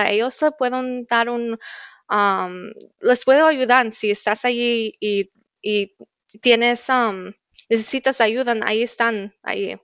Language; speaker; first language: Spanish; early bilingual, heritage; Spanish